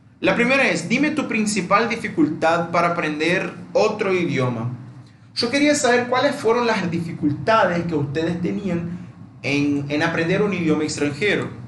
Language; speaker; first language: Spanish; non-native, fluent; Portuguese